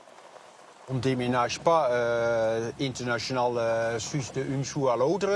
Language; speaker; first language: French; non-native, learner; Dutch